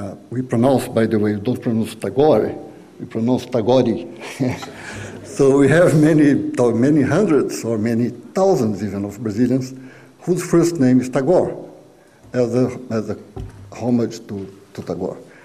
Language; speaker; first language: English; non-native, fluent; Portuguese